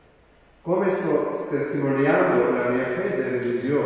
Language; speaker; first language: Italian; non-native, fluent; Malayalam